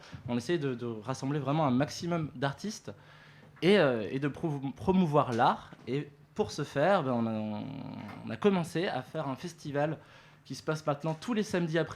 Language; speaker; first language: French; native; French